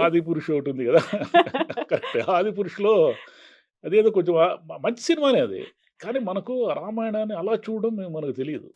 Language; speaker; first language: Telugu; native; Telugu